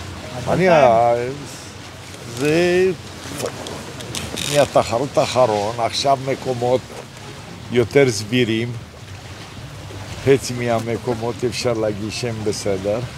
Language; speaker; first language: Hebrew; non-native, learner; Romanian